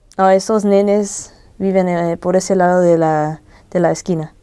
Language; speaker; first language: Spanish; early bilingual, heritage; English